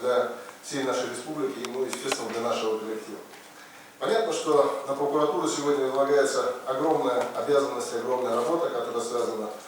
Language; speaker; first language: Russian; native; Russian